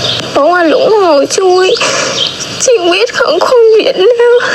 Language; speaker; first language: Thai; non-native, learner; Vietnamese